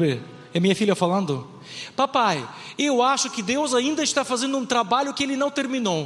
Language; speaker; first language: Portuguese; non-native, fluent; Ukrainian